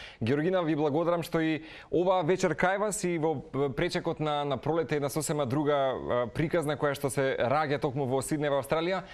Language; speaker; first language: Macedonian; native; Macedonian